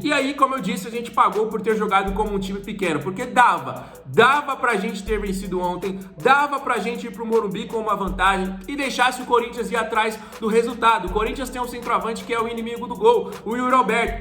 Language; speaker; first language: Portuguese; native; Portuguese